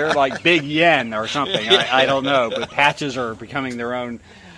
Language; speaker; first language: English; native; English